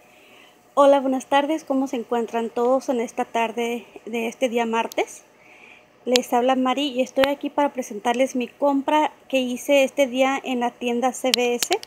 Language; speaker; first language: Spanish; native; Spanish